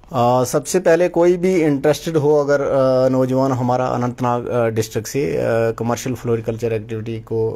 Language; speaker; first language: Hindi; non-native, local second language; Kashmiri